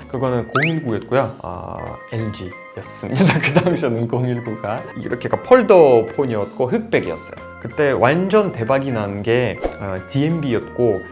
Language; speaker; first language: Korean; non-native, fluent; Russian